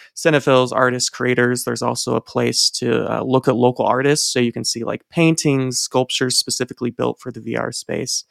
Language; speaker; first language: English; native; English